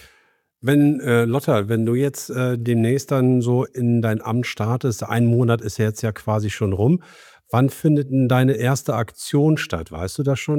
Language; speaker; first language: German; native; German